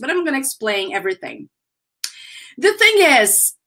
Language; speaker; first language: English; non-native, fluent; Portuguese